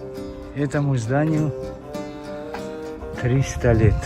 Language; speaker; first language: Russian; non-native, local second language; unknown